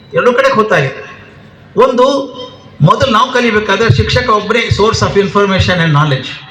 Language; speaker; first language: Kannada; native; Kannada